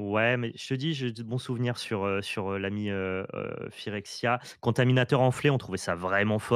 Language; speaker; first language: French; native; French